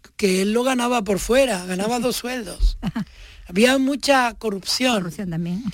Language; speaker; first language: Spanish; native; Spanish